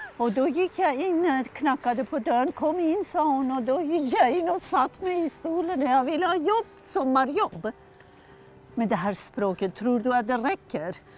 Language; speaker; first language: Swedish; non-native, fluent; Persian